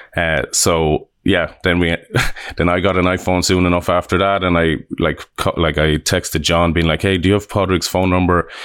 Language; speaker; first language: English; native; English